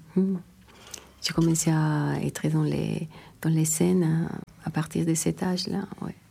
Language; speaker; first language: French; non-native, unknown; Spanish